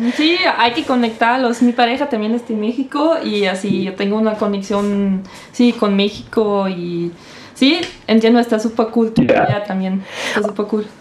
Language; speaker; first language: Spanish; non-native, fluent; German